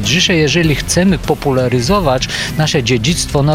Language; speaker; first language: Polish; non-native, fluent; Bulgarian